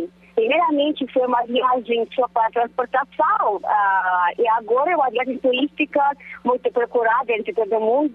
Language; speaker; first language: Portuguese; non-native, fluent; Russian